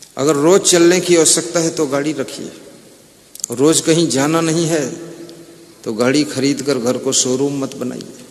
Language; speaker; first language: Hindi; native; Hindi